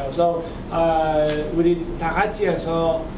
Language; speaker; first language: Korean; non-native, fluent; English